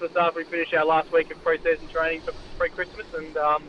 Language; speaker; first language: English; native; English